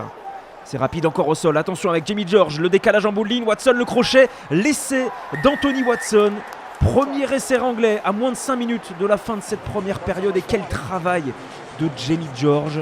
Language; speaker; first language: French; native; French